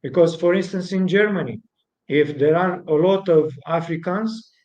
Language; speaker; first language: English; non-native, fluent; Romanian